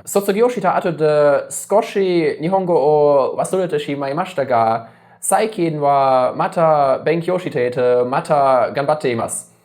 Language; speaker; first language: Japanese; non-native, learner; German